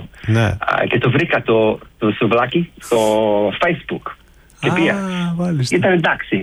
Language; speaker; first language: Greek; early bilingual, heritage; English